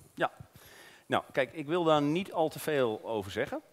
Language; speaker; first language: Dutch; native; Dutch